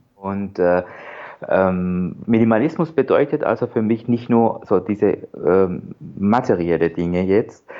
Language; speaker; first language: German; non-native, fluent; Persian